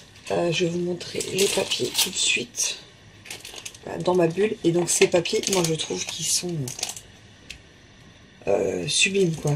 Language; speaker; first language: French; native; French